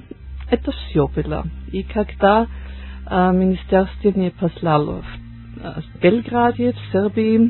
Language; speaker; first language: Russian; non-native, learner; German